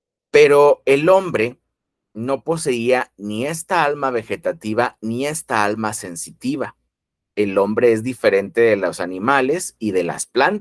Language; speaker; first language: Spanish; native; Spanish